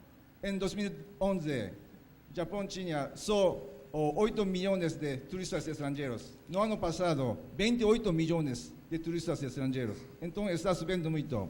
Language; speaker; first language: Portuguese; non-native, fluent; Japanese